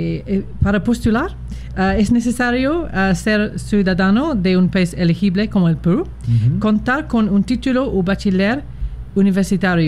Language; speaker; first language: Spanish; non-native, learner; English